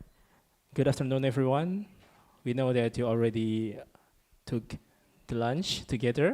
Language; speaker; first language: English; non-native, fluent; Indonesian